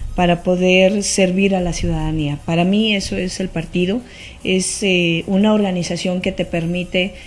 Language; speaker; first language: Spanish; native; Spanish